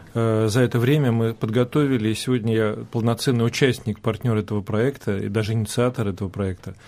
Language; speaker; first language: Russian; native; Russian